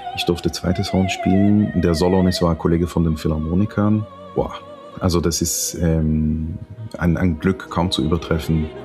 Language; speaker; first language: German; non-native, fluent; Hebrew